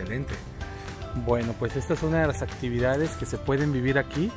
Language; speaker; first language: Spanish; native; Spanish